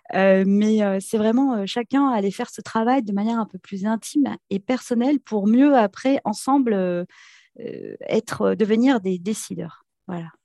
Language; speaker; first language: French; native; French